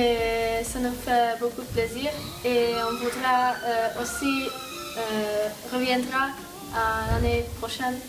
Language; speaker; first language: French; non-native, fluent; Hungarian